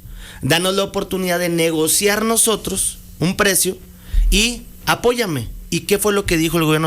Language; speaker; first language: Spanish; native; Spanish